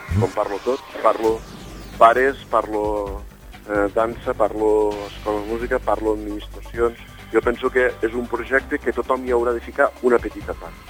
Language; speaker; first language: Catalan; native; Catalan